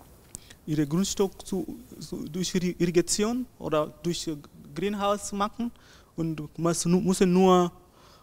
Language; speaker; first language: German; non-native, learner; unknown